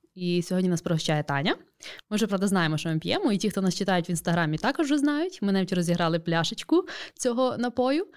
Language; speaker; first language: Ukrainian; native; Ukrainian